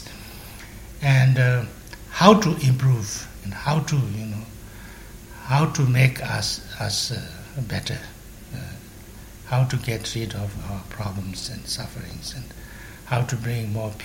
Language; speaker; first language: English; non-native, fluent; Chinese